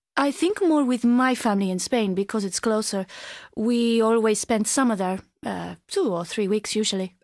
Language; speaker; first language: English; non-native, fluent; Spanish